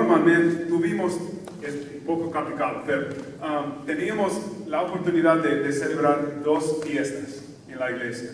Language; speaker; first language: Spanish; non-native, fluent; English